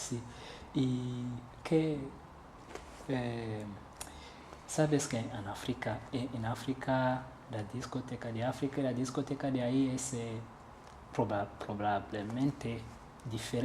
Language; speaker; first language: Spanish; non-native, learner; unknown